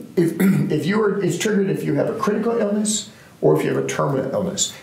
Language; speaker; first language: English; native; English